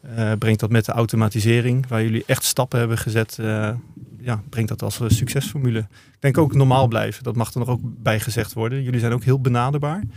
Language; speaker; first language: Dutch; native; Dutch